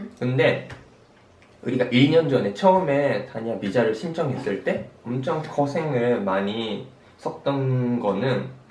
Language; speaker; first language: Korean; non-native, fluent; Japanese